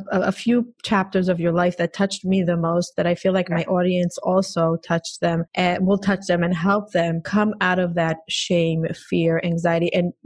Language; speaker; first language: English; non-native, fluent; Hebrew